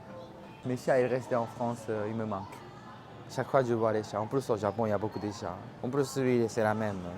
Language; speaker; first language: French; non-native, fluent; Japanese